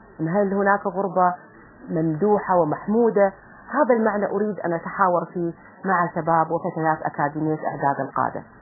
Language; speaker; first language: Arabic; native; Arabic